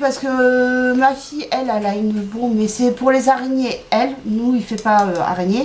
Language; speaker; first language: French; native; French